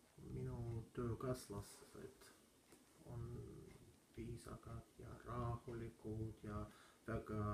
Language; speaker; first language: Estonian; non-native, learner; Russian